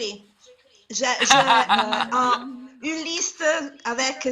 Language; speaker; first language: French; non-native, learner; Italian